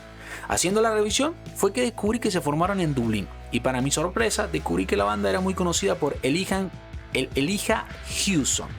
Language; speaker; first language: Spanish; native; Spanish